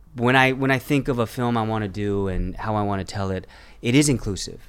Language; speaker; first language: English; native; English